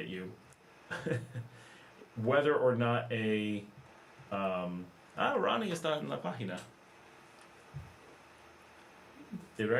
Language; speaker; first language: Spanish; non-native, learner; English